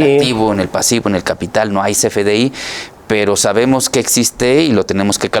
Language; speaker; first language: Spanish; native; Spanish